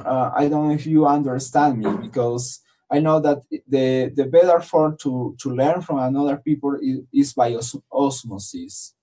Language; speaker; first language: English; non-native, learner; Spanish